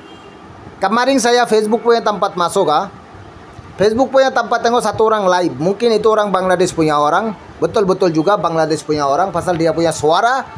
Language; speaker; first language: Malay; non-native, learner; Bangla